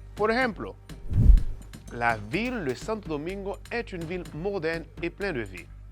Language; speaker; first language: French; non-native, fluent; Spanish